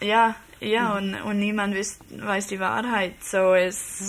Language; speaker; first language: German; non-native, learner; English